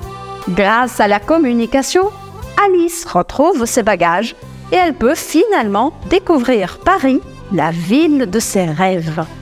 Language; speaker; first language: French; non-native, fluent; Spanish